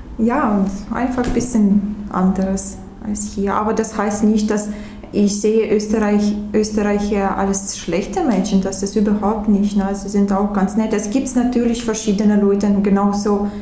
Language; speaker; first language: German; non-native, learner; Ukrainian